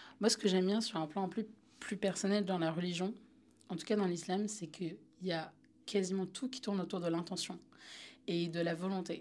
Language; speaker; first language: French; native; French